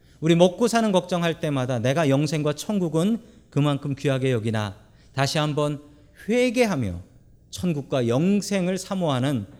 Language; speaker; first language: Korean; native; Korean